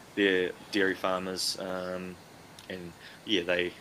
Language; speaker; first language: English; native; English